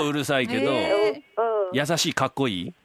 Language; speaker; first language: Japanese; native; Japanese